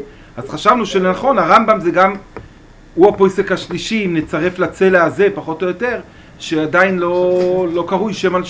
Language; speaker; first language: Hebrew; native; Hebrew